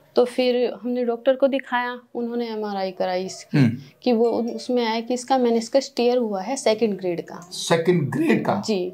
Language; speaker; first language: Hindi; native; Hindi